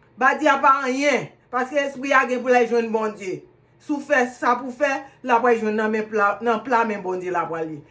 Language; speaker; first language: Haitian Creole; native; Haitian Creole